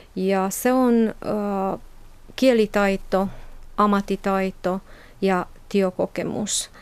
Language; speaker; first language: Finnish; non-native, fluent; Romanian